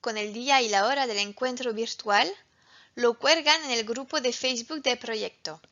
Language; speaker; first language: Spanish; non-native, fluent; French